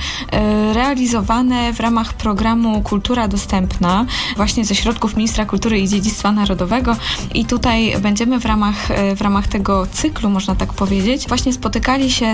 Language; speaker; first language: Polish; native; Polish